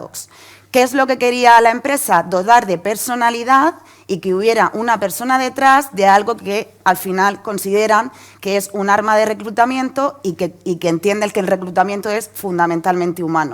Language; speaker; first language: Spanish; native; Spanish